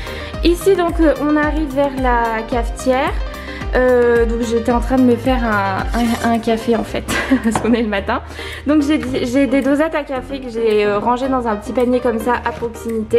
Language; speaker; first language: French; native; French